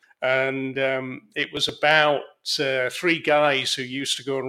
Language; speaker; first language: English; native; English